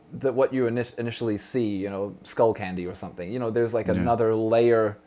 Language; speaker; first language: English; native; English